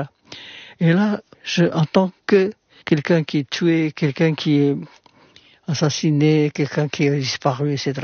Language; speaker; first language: French; non-native, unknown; Indonesian